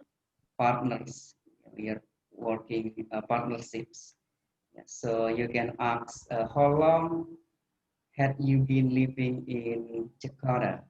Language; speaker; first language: English; non-native, fluent; Indonesian